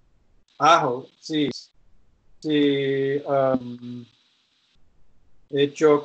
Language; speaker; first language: Spanish; non-native, learner; English